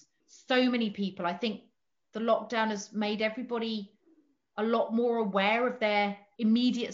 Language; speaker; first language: English; native; English